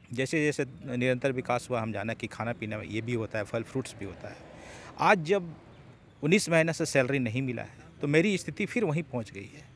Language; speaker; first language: Hindi; native; Hindi